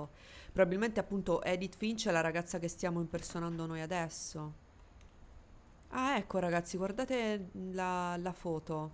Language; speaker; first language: Italian; native; Italian